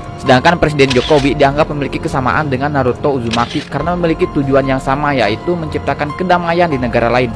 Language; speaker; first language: Indonesian; native; Indonesian